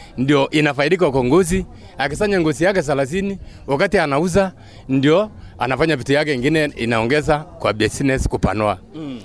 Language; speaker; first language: Swahili; non-native, local second language; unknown